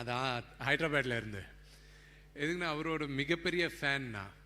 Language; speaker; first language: Tamil; non-native, local second language; Telugu